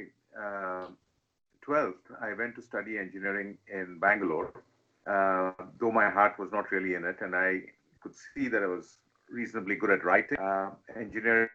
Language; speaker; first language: English; non-native, local second language; Telugu